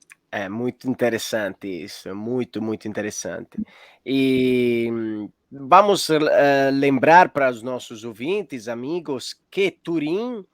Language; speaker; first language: Portuguese; non-native, fluent; Italian